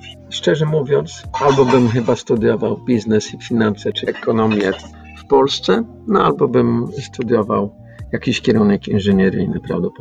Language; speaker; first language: Polish; early bilingual, heritage; Polish